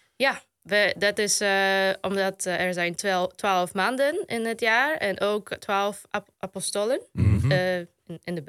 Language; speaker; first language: Dutch; non-native, fluent; Polish